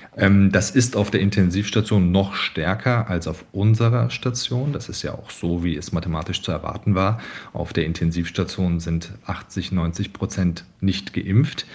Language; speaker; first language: German; early bilingual, other home language; Turkish